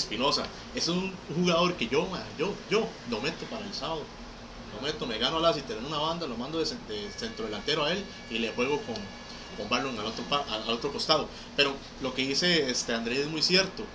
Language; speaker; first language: Spanish; native; Spanish